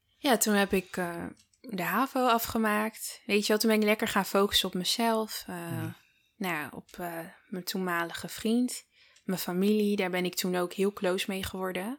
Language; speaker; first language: Dutch; early bilingual, other home language; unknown